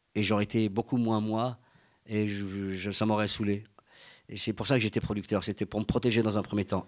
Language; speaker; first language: French; native; French